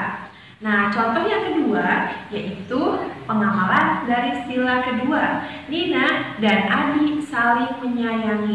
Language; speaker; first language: Indonesian; native; Indonesian